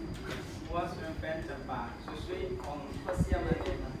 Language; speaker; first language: French; non-native, learner; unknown